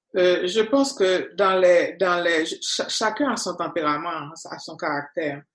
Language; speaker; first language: French; non-native, local second language; Haitian Creole